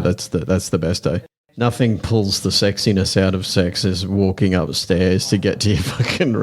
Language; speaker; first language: English; native; English